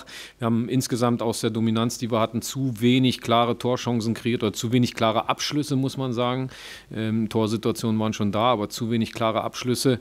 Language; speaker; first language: German; native; German